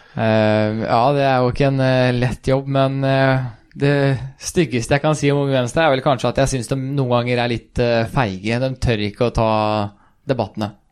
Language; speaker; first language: Norwegian; early bilingual, other home language; Swedish